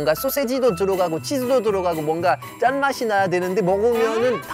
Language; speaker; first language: Korean; non-native, fluent; French